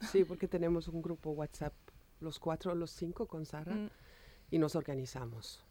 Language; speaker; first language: Spanish; non-native, fluent; French